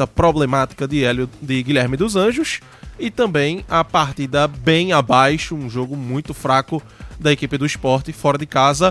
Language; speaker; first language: Portuguese; native; Portuguese